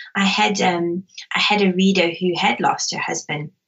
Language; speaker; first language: English; native; English